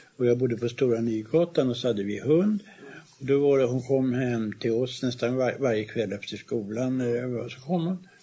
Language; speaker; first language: Swedish; native; Swedish